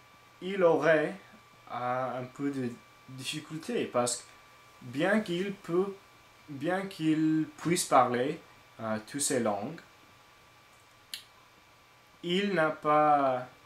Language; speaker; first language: French; non-native, learner; English